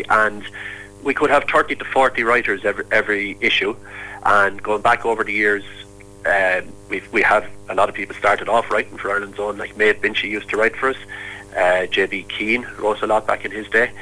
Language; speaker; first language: English; native; English